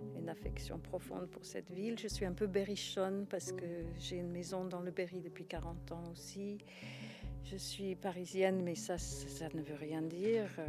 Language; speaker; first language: French; non-native, fluent; English